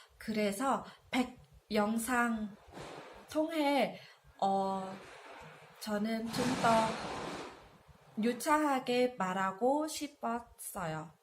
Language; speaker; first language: Korean; non-native, learner; Vietnamese